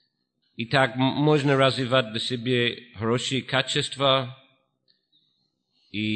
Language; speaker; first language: Russian; non-native, fluent; English